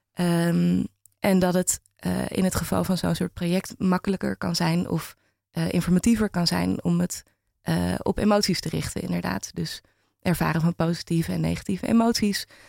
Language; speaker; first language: Dutch; native; Dutch